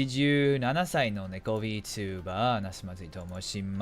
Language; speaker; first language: Japanese; non-native, learner; English